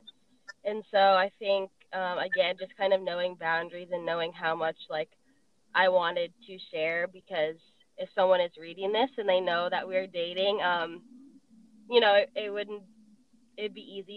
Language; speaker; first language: English; native; English